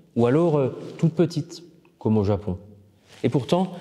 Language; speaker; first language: French; native; French